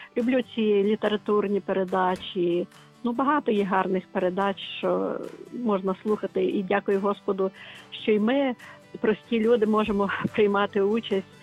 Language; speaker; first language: Ukrainian; native; Ukrainian